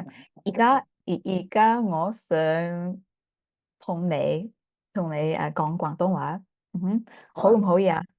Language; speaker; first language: Cantonese; non-native, learner; English